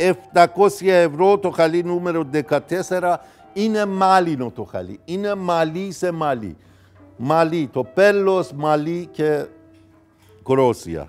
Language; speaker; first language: Greek; non-native, fluent; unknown